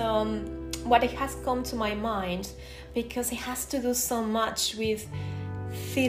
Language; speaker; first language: English; non-native, fluent; Spanish